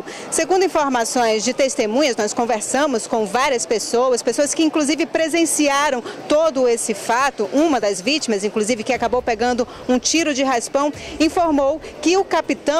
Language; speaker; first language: Portuguese; native; Portuguese